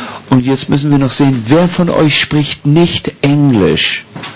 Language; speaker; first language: German; native; German